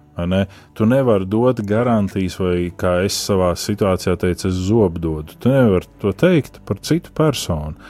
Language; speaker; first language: Latvian; native; Latvian